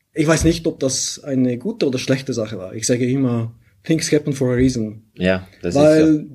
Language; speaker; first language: German; non-native, fluent; Bulgarian